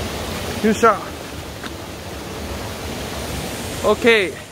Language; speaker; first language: Japanese; native; Japanese